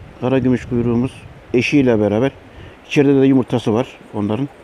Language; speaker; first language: Turkish; native; Turkish